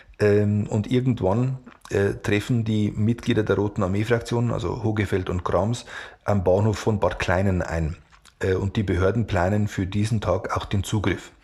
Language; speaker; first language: German; native; German